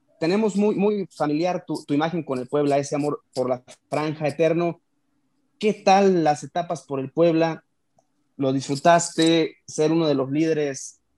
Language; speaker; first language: Spanish; native; Spanish